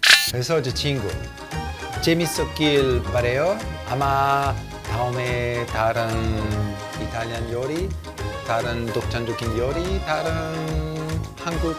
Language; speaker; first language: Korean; non-native, learner; Italian